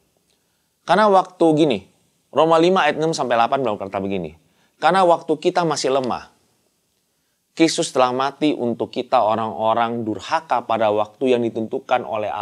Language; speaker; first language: Indonesian; native; Indonesian